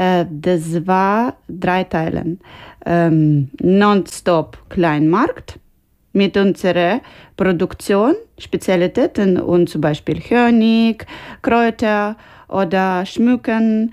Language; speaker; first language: German; non-native, learner; Ukrainian